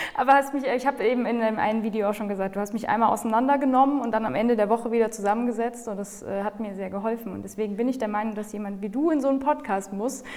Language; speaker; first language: German; native; German